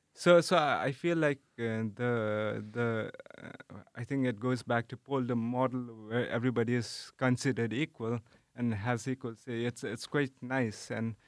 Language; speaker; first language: English; non-native, local second language; Nepali